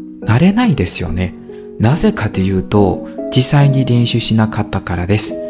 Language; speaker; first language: Japanese; non-native, learner; Burmese